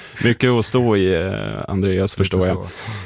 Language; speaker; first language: Swedish; native; Swedish